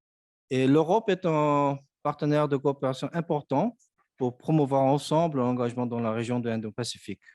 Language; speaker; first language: French; non-native, fluent; Korean